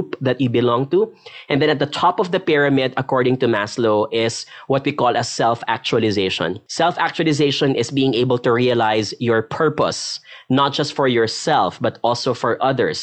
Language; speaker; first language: English; non-native, local second language; Filipino